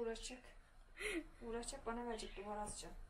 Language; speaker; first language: Turkish; native; Turkish